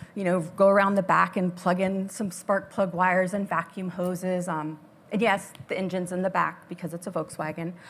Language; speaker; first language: English; native; English